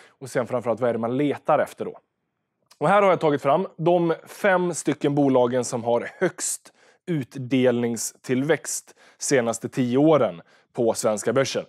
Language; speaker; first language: Swedish; native; Swedish